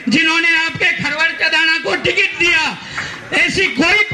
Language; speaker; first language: Hindi; native; Hindi